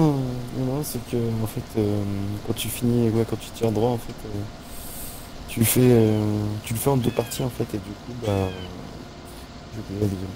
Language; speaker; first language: French; native; French